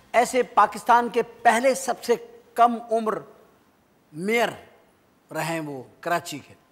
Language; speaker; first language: Urdu; native; Urdu